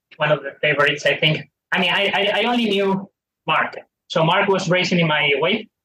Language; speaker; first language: English; non-native, fluent; Spanish